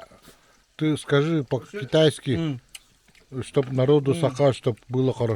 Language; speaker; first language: Russian; non-native, local second language; Yakut